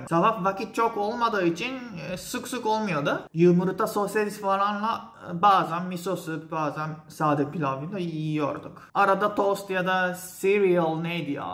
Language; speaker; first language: Turkish; non-native, fluent; Japanese